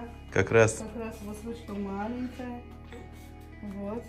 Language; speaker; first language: Russian; native; Russian